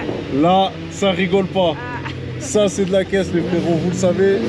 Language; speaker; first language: French; native; French